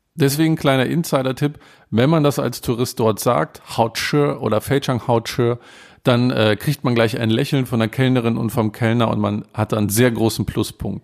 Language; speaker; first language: German; native; German